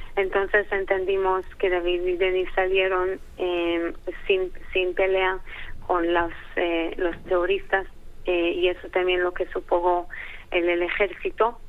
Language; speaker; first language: Spanish; early bilingual, heritage; Hebrew